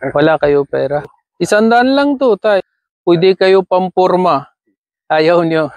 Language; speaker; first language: Filipino; non-native, learner; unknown